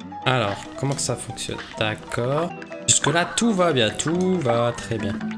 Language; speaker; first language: French; native; French